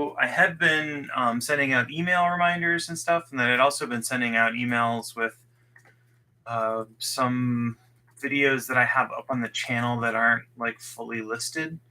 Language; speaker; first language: English; native; English